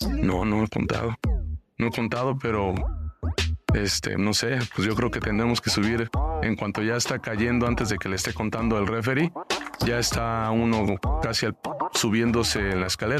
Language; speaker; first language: Spanish; native; Spanish